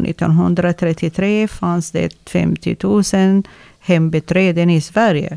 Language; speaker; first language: Swedish; non-native, learner; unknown